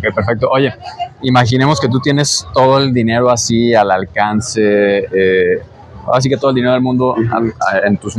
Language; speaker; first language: Spanish; native; Spanish